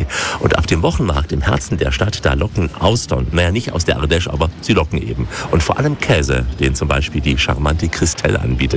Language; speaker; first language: German; native; German